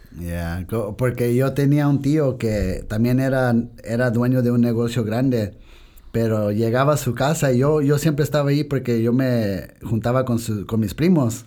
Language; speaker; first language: Spanish; early bilingual, heritage; Spanish